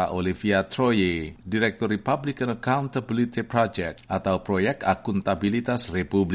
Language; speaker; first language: Indonesian; native; Indonesian